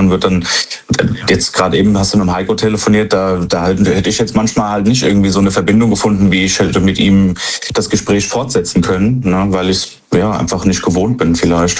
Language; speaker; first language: German; native; German